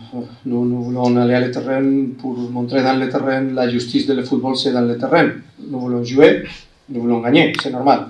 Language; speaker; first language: French; non-native, fluent; Spanish